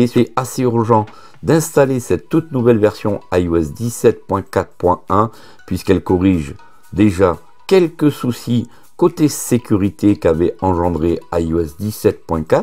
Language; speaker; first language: French; native; French